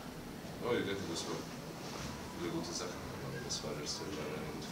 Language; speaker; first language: German; non-native, learner; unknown